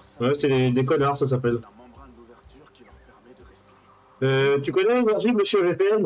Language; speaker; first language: French; native; French